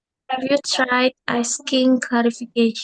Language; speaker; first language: English; non-native, learner; Indonesian